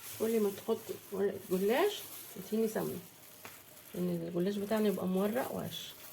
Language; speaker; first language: Egyptian Arabic; native; Egyptian Arabic